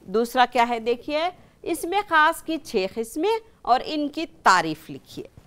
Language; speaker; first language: Urdu; native; Urdu